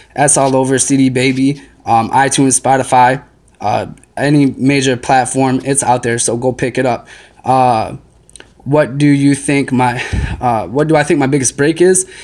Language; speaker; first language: English; native; English